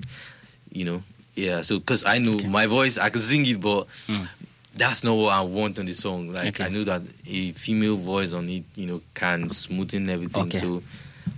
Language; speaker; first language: English; non-native, local second language; Igbo